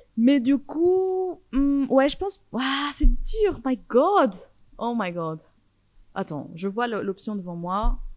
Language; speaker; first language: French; early bilingual, other home language; Persian